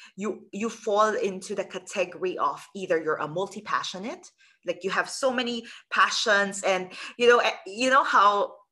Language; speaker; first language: English; non-native, local second language; Filipino